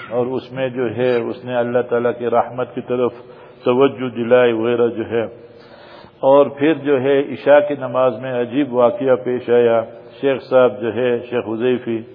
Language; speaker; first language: Urdu; native; Urdu